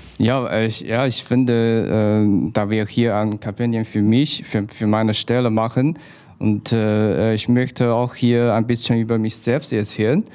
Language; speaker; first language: German; non-native, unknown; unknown